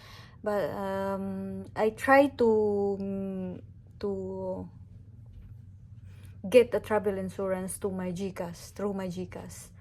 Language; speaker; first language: English; non-native, local second language; Cebuano